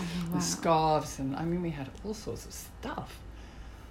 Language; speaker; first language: English; native; English